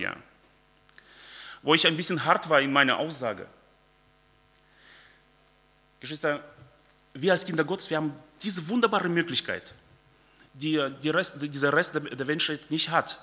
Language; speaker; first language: German; early bilingual, other home language; Russian